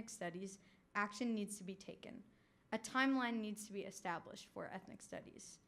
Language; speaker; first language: English; early bilingual, other home language; Urdu